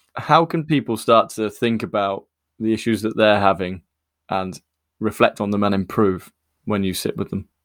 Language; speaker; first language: English; native; English